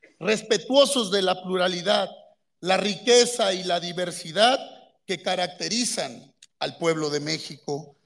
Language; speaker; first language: Spanish; native; Spanish